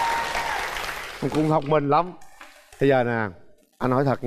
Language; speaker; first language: Vietnamese; native; Vietnamese